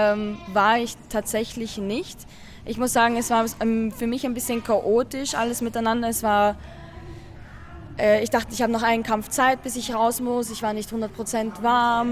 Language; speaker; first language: German; native; German